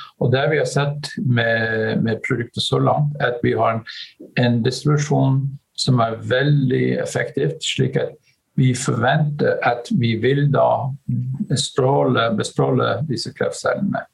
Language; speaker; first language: Norwegian; non-native, fluent; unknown